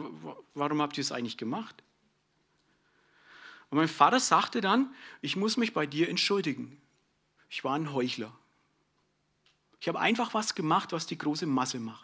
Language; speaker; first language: German; native; German